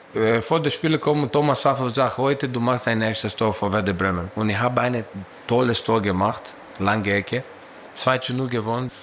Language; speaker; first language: German; non-native, learner; Greek